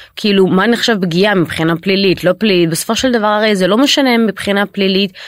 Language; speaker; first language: Hebrew; early bilingual, other home language; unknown